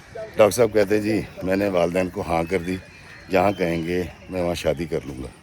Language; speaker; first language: Urdu; non-native, local second language; Punjabi